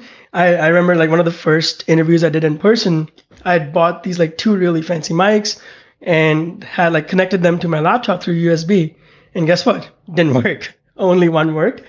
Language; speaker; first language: English; non-native, local second language; Hindi